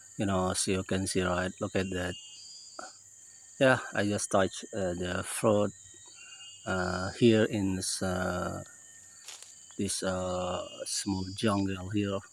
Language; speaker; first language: English; non-native, learner; Indonesian